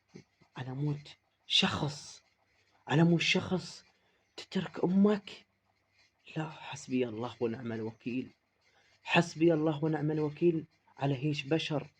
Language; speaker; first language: Arabic; native; Arabic